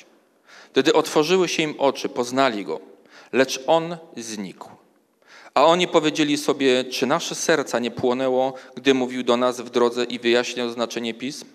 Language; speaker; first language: Polish; native; Polish